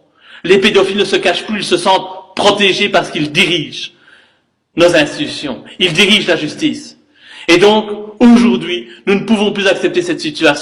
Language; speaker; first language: French; native; French